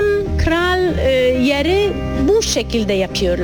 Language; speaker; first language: Turkish; non-native, learner; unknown